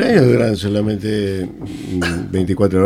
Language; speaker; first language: Spanish; native; Spanish